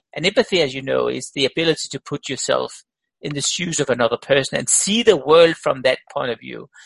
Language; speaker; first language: English; non-native, fluent; Danish